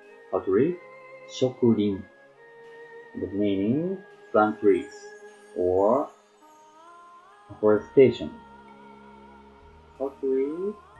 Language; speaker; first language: English; non-native, learner; Japanese